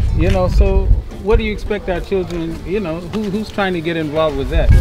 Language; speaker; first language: English; native; English